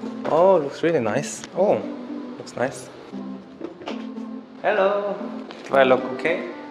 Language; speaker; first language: English; non-native, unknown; Korean